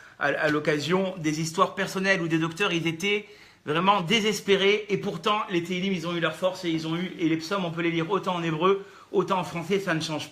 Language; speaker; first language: French; native; French